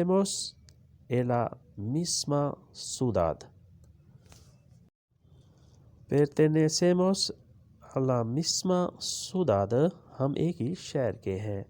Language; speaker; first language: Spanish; non-native, learner; Urdu